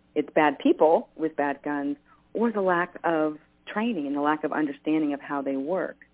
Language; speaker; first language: English; native; English